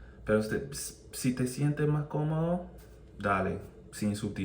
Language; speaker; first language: Spanish; non-native, fluent; English